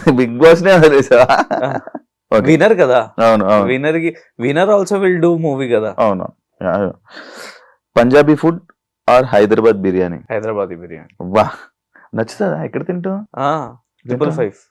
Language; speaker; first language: Telugu; non-native, learner; Hindi